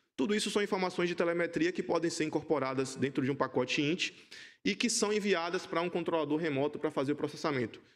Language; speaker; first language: Portuguese; native; Portuguese